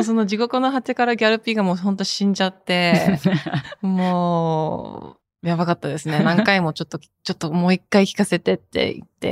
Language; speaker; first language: Japanese; early bilingual, heritage; Japanese